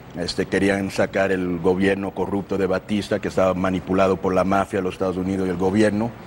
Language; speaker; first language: Spanish; early bilingual, heritage; Spanish